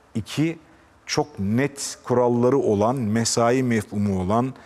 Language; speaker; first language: Turkish; native; Turkish